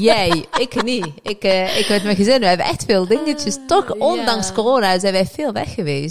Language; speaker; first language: Dutch; early bilingual, other home language; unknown